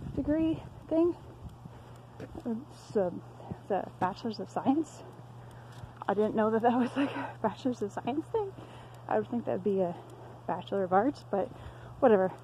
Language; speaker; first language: English; native; English